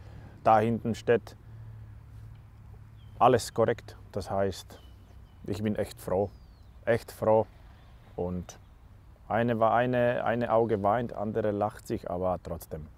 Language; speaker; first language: German; non-native, learner; Slovak